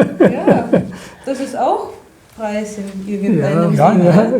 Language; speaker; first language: German; non-native, fluent; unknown